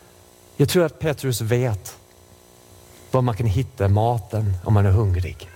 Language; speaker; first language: Swedish; non-native, fluent; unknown